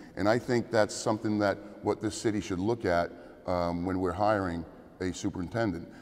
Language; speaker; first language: English; native; English